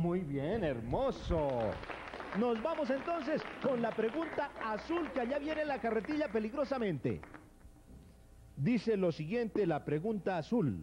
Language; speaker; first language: Spanish; native; Spanish